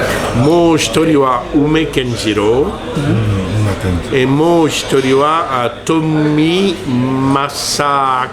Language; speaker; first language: Japanese; non-native, learner; French